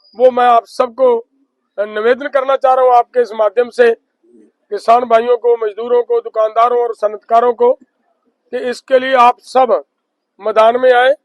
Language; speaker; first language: Hindi; non-native, local second language; Punjabi